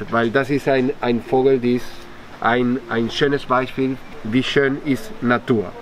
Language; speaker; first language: German; non-native, fluent; Spanish